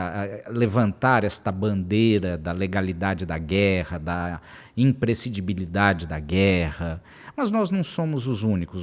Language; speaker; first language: Portuguese; native; Portuguese